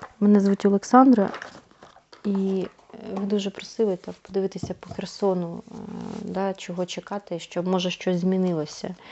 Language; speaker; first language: Ukrainian; non-native, local second language; Russian